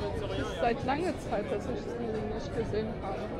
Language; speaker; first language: German; non-native, fluent; French